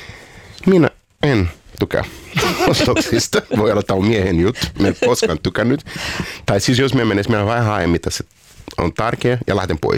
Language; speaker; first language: Finnish; non-native, fluent; Portuguese